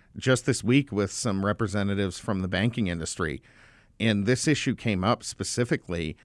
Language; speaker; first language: English; native; English